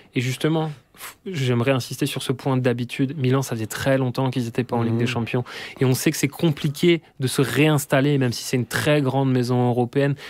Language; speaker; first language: French; native; French